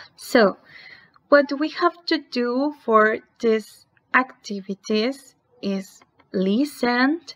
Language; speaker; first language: English; non-native, fluent; Spanish